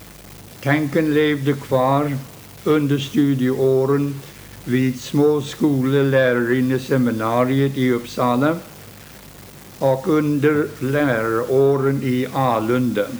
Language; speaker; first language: Swedish; early bilingual, heritage; Swedish